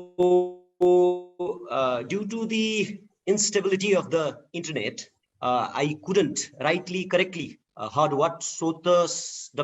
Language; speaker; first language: English; non-native, fluent; Nepali